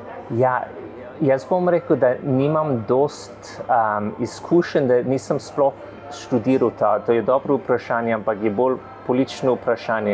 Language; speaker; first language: Slovenian; non-native, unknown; English